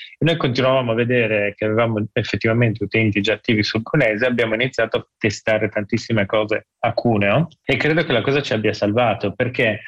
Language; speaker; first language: Italian; native; Italian